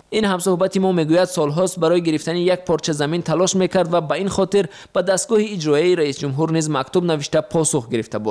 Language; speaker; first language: Persian; native; Persian